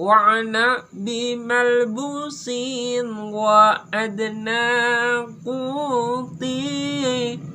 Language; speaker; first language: Arabic; non-native, learner; Indonesian